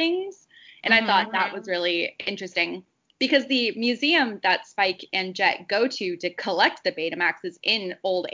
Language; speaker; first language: English; native; English